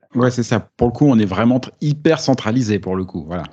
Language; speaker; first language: French; native; French